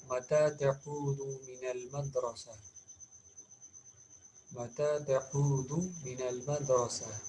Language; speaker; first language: Arabic; non-native, fluent; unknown